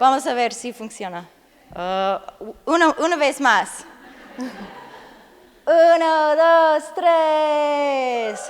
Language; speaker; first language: Spanish; non-native, learner; English